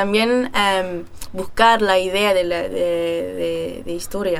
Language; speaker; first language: Spanish; early bilingual, heritage; German